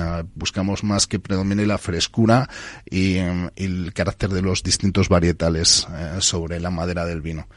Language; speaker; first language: Spanish; native; Spanish